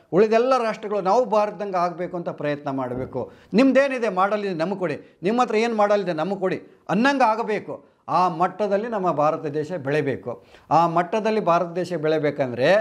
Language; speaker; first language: Kannada; non-native, local second language; Telugu